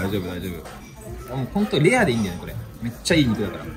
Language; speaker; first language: Japanese; native; Japanese